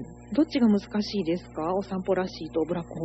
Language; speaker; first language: Japanese; native; Japanese